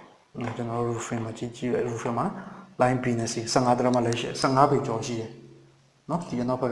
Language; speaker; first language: Burmese; native; Burmese